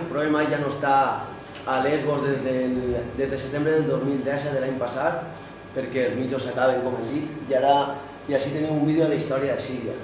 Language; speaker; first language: Catalan; native; Catalan